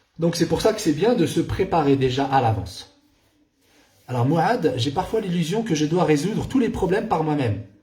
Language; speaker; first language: French; non-native, local second language; Arabic